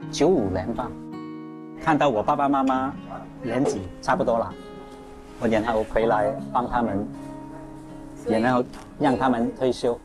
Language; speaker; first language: Chinese; non-native, local second language; Cantonese